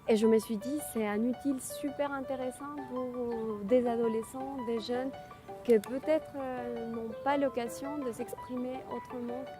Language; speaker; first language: French; non-native, fluent; Spanish